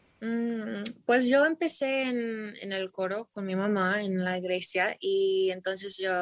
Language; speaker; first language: Spanish; non-native, learner; English